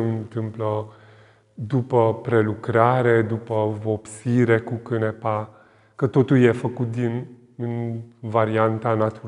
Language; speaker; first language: Romanian; non-native, local second language; Hungarian